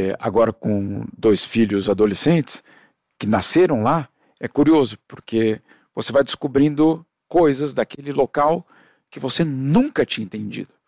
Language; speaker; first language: Portuguese; early bilingual, other home language; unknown